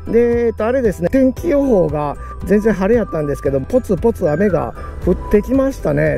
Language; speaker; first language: Japanese; native; Japanese